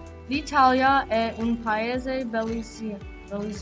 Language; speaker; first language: Italian; non-native, learner; English